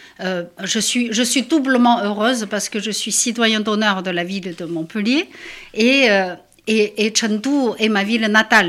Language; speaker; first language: French; non-native, fluent; Chinese